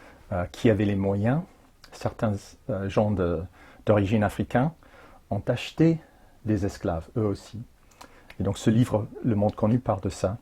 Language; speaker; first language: French; non-native, fluent; English